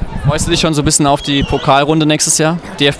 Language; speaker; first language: German; native; German